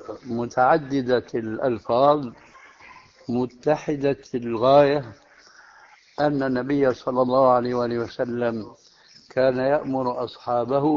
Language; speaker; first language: Arabic; early bilingual, other home language; Albanian